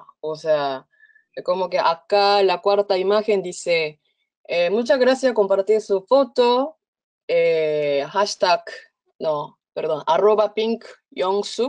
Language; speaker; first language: Spanish; non-native, fluent; Korean